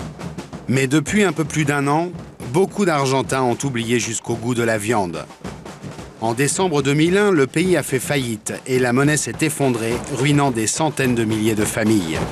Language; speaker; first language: French; native; French